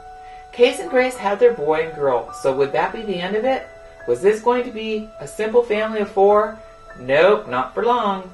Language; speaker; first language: English; native; English